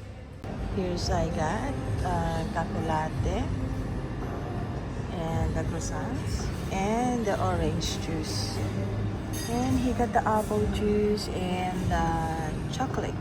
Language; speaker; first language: English; non-native, fluent; Filipino